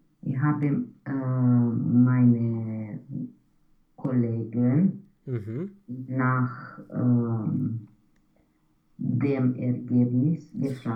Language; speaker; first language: German; non-native, learner; Romanian